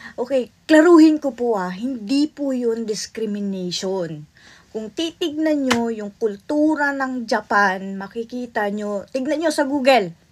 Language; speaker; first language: Filipino; native; Filipino